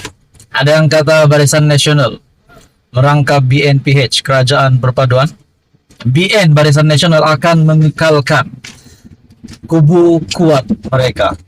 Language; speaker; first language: Malay; native; Malay